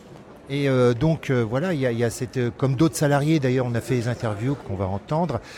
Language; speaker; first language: French; native; French